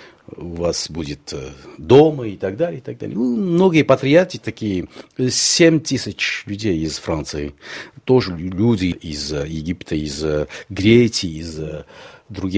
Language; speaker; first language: Russian; non-native, local second language; Armenian